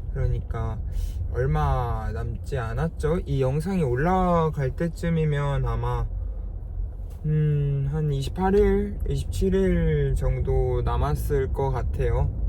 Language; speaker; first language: Korean; native; Korean